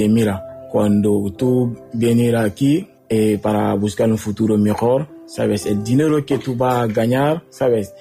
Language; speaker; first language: Spanish; non-native, learner; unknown